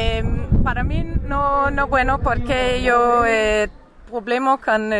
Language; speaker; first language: Spanish; non-native, learner; Danish